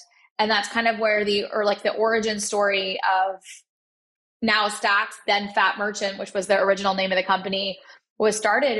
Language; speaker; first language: English; native; English